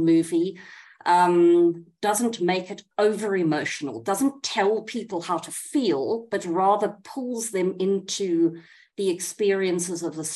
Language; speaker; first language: English; native; English